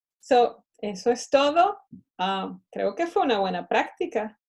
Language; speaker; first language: Spanish; non-native, fluent; English